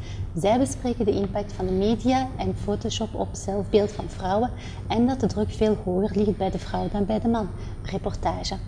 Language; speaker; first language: Dutch; native; Dutch